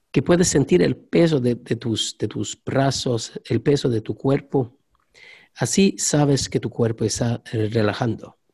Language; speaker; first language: Spanish; non-native, learner; Swedish